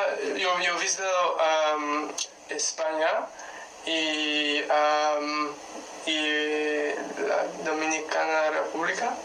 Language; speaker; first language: Spanish; non-native, learner; English